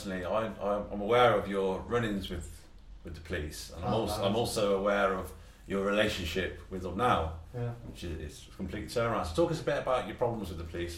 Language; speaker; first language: English; native; English